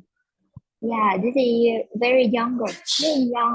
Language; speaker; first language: English; non-native, learner; Vietnamese